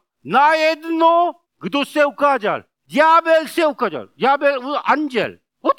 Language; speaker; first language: Czech; non-native, learner; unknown